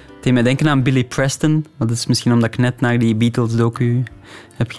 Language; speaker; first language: Dutch; native; Dutch